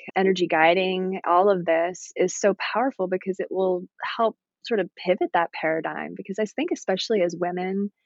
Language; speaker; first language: English; native; English